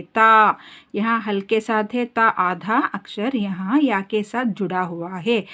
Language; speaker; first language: Hindi; non-native, local second language; Kannada